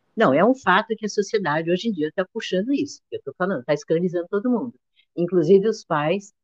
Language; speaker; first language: Portuguese; native; Portuguese